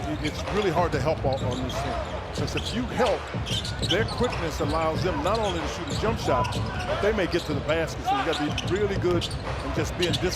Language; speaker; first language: English; native; English